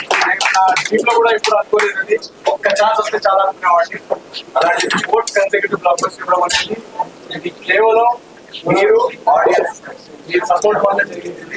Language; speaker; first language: Telugu; native; Telugu